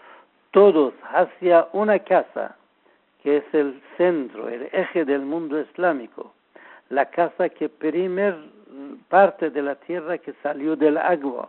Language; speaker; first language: Spanish; non-native, learner; Persian